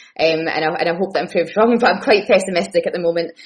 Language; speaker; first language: English; native; English